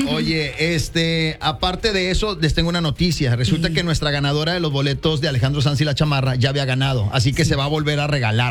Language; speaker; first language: Spanish; native; Spanish